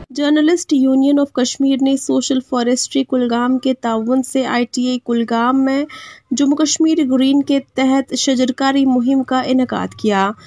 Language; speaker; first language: Urdu; non-native, local second language; Kashmiri